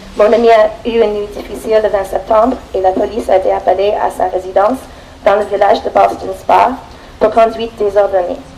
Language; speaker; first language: French; non-native, fluent; English